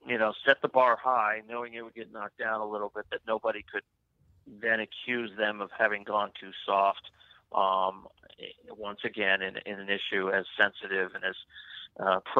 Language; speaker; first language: English; native; English